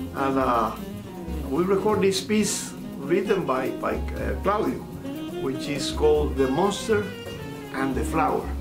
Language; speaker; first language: English; non-native, fluent; Spanish